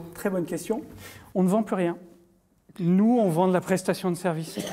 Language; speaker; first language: French; native; French